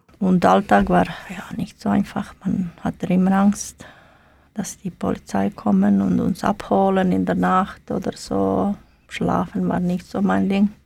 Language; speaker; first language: German; non-native, learner; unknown